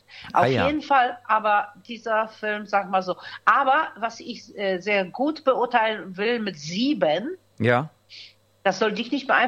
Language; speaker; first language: German; native; German